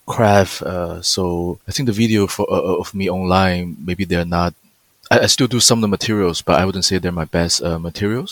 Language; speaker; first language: English; non-native, fluent; Chinese